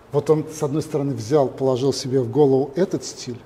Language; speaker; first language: Russian; native; Russian